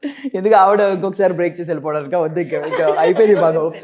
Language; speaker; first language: Telugu; native; Telugu